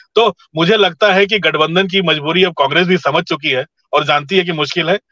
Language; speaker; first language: Hindi; native; Hindi